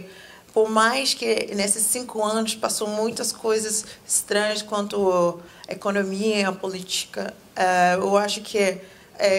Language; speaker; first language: Portuguese; non-native, fluent; English